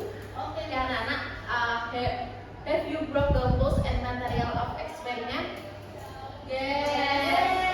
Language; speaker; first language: English; non-native, learner; Indonesian